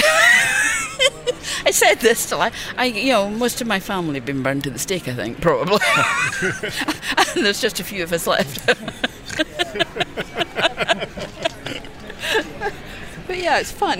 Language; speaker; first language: English; native; English